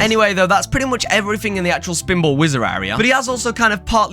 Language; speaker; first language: English; native; English